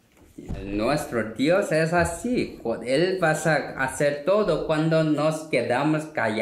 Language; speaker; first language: Spanish; non-native, learner; Korean